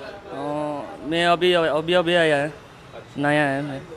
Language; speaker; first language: Hindi; non-native, local second language; Nepali